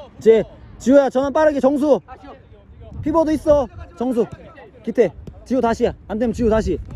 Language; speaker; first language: Korean; native; Korean